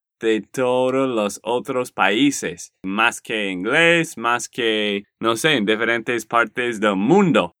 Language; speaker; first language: Spanish; non-native, learner; English